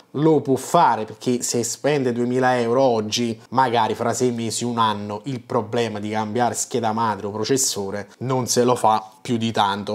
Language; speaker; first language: Italian; native; Italian